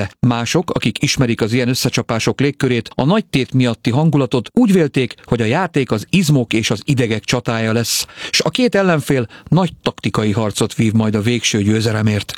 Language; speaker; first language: Hungarian; native; Hungarian